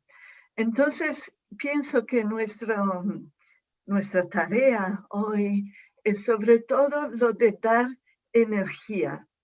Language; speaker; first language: Spanish; non-native, fluent; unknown